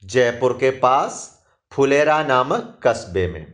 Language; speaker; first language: Hindi; non-native, local second language; Malayalam